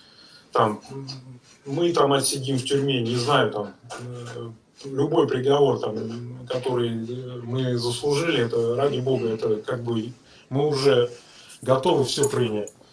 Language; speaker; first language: Russian; native; Russian